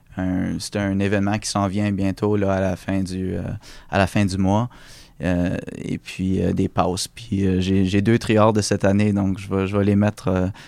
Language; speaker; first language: French; native; French